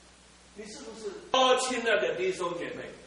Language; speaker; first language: Chinese; early bilingual, heritage; Cantonese